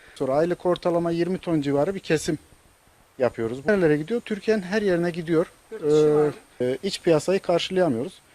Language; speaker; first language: Turkish; native; Turkish